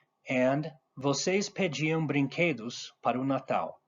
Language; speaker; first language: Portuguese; non-native, fluent; English